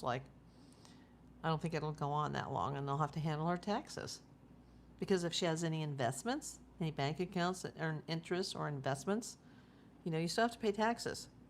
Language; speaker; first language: English; native; English